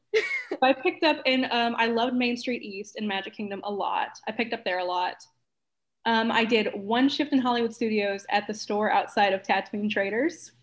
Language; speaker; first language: English; native; English